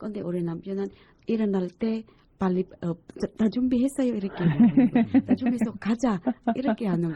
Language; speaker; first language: Korean; non-native, fluent; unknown